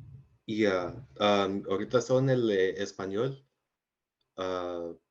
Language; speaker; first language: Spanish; early bilingual, heritage; Spanish